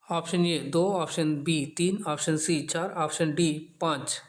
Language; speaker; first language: Hindi; non-native, local second language; Telugu